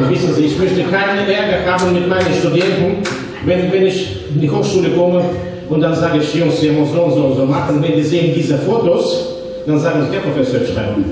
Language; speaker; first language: German; non-native, fluent; Russian